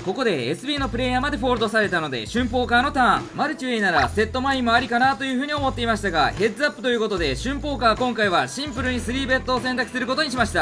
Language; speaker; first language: Japanese; native; Japanese